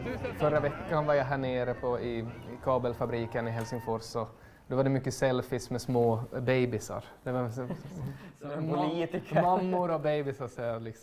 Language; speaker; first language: Swedish; native; Swedish